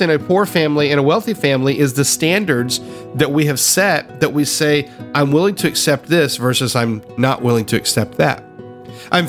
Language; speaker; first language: English; native; English